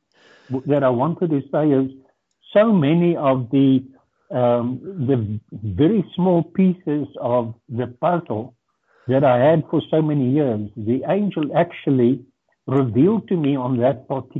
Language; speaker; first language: English; non-native, local second language; Afrikaans